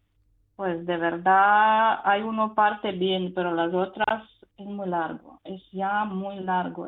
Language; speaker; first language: Spanish; non-native, fluent; Ukrainian